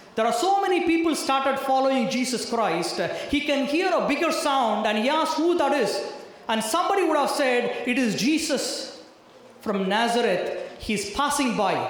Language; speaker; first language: English; non-native, local second language; Tamil